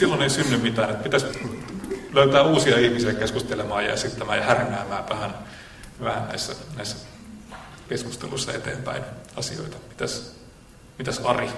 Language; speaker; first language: Finnish; native; Finnish